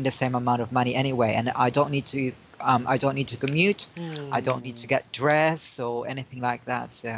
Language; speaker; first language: English; non-native, local second language; Filipino